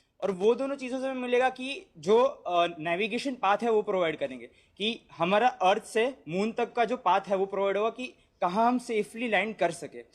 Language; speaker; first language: Hindi; non-native, local second language; Gujarati